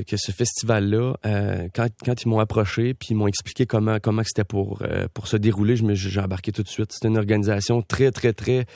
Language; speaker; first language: French; native; French